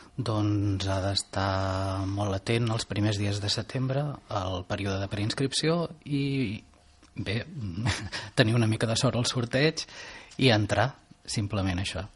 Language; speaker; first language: Catalan; native; Catalan